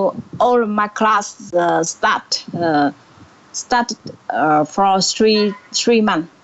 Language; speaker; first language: English; non-native, learner; Vietnamese